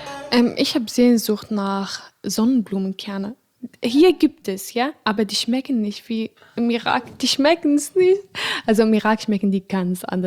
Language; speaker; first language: German; non-native, fluent; Arabic